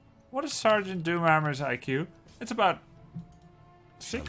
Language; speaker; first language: English; non-native, fluent; Dutch